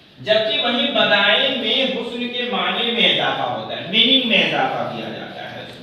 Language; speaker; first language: Urdu; native; Urdu